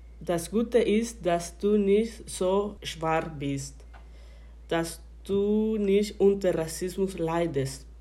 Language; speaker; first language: German; non-native, learner; Spanish